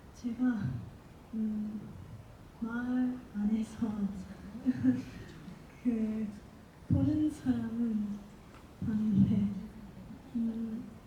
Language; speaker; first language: Korean; non-native, learner; Japanese